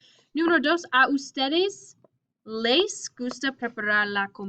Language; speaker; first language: Spanish; non-native, fluent; English